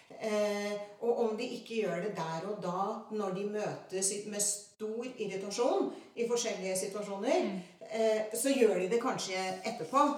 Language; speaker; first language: Norwegian; early bilingual, other home language; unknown